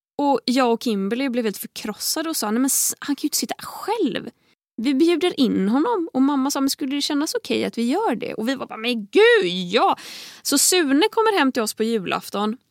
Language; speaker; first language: Swedish; native; Swedish